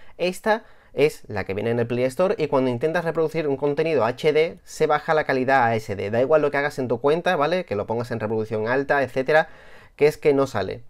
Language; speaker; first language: Spanish; native; Spanish